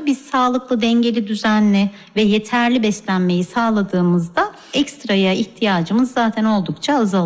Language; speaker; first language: Turkish; native; Turkish